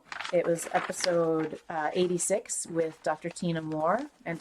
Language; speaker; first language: English; native; English